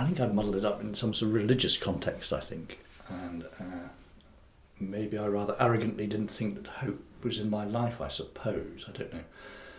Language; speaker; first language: English; native; English